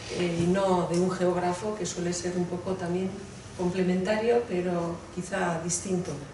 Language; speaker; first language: Spanish; native; Spanish